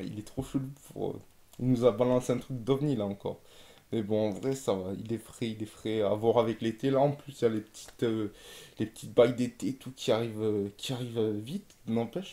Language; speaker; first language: French; native; French